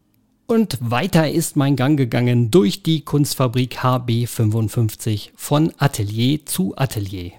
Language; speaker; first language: German; native; German